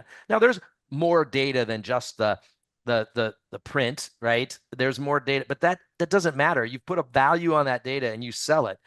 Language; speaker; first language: English; native; English